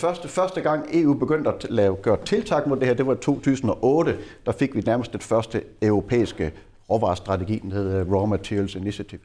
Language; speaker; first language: Danish; native; Danish